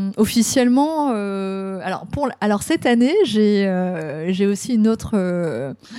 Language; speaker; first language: French; early bilingual, other home language; Cantonese